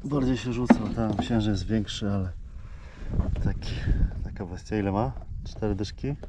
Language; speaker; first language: Polish; native; Polish